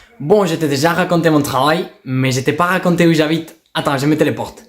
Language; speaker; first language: French; non-native, fluent; Spanish